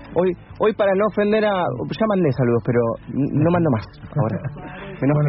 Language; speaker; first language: Spanish; native; Spanish